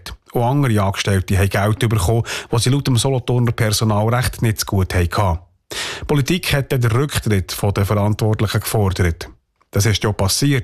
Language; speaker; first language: German; native; German